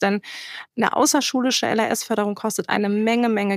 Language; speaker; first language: German; native; German